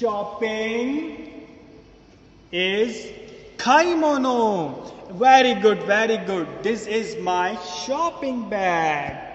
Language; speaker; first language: English; non-native, fluent; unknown